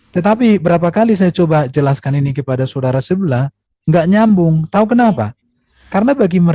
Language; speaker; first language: Indonesian; native; Indonesian